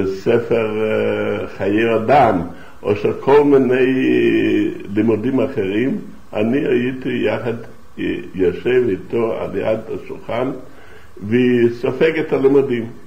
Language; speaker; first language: Hebrew; non-native, fluent; Yiddish